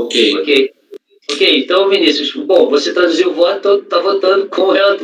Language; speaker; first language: Portuguese; native; Portuguese